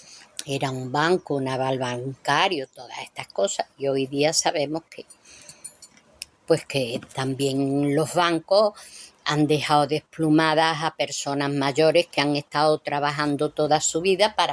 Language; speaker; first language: Spanish; native; Spanish